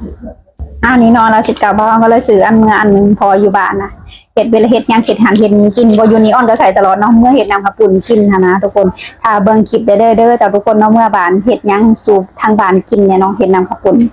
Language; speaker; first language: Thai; non-native, local second language; Lao